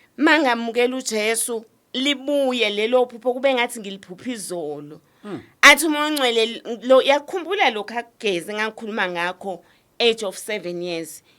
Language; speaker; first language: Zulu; native; Zulu